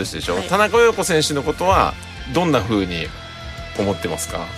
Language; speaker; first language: Japanese; native; Japanese